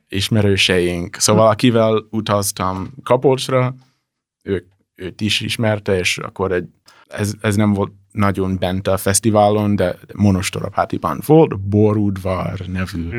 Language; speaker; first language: Hungarian; non-native, fluent; English